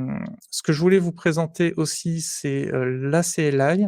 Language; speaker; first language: French; native; French